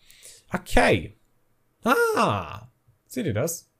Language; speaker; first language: German; native; German